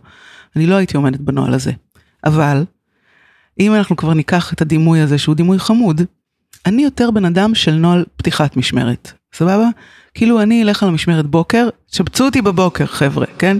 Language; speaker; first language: Hebrew; native; Hebrew